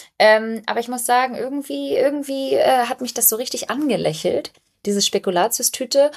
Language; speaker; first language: German; early bilingual, other home language; Albanian